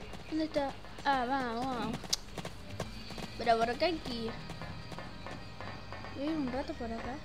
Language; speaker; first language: Spanish; native; Spanish